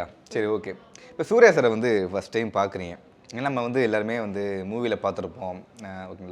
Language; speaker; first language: Tamil; native; Tamil